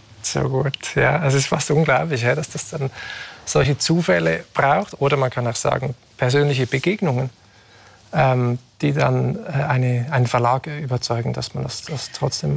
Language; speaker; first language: German; native; German